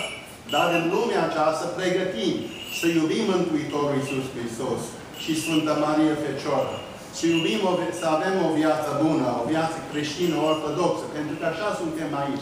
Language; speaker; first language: Romanian; early bilingual, heritage; Romanian